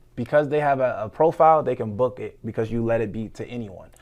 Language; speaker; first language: English; native; English